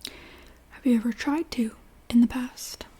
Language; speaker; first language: English; native; English